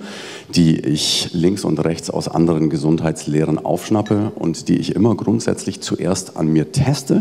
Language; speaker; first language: German; native; German